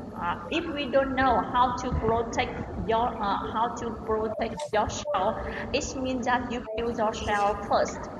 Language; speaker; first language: English; non-native, learner; Vietnamese